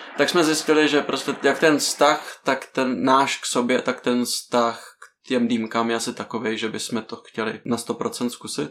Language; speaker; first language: Czech; native; Czech